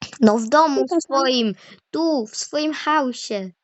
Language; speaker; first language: Polish; native; Polish